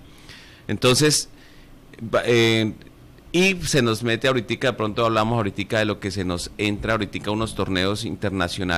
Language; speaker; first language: Spanish; native; Spanish